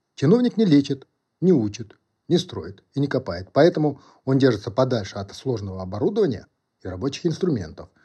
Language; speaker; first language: Russian; non-native, local second language; Kazakh